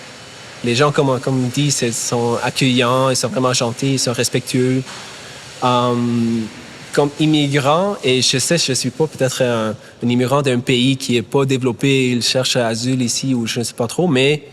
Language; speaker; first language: French; non-native, fluent; German